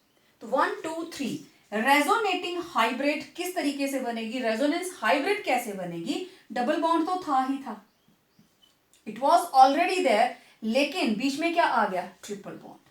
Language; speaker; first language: Hindi; native; Hindi